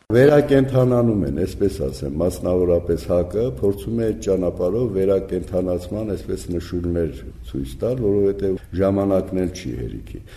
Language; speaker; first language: Armenian; native; Armenian